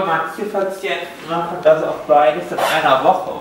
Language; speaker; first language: German; native; German